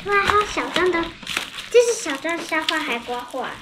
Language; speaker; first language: Chinese; native; Chinese